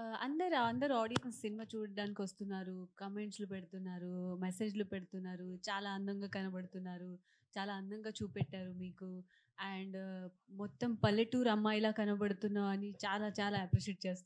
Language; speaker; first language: Telugu; non-native, fluent; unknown